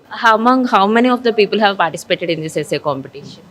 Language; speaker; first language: English; non-native, local second language; Telugu